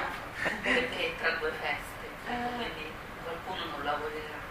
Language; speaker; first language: Italian; native; Italian